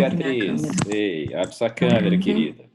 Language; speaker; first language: Portuguese; native; Portuguese